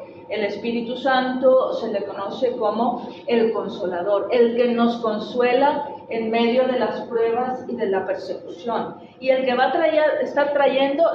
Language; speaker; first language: Spanish; native; Spanish